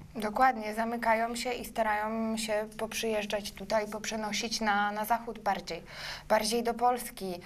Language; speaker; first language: Polish; early bilingual, other home language; Ukrainian